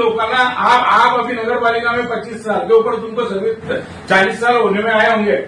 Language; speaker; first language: Hindi; non-native, local second language; Marathi